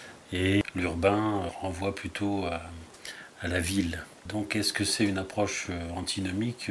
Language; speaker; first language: French; native; French